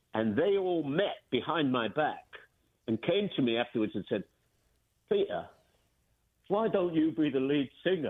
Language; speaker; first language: English; native; English